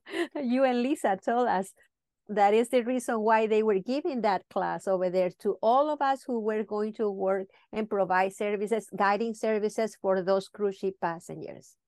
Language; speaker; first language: English; non-native, fluent; Spanish